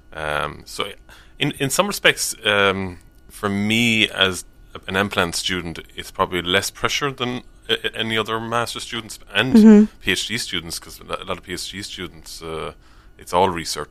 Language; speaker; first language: English; native; English